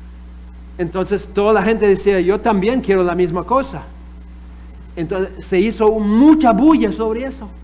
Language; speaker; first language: Spanish; non-native, fluent; English